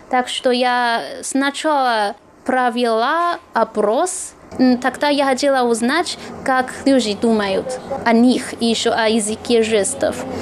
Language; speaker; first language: Russian; non-native, fluent; Chinese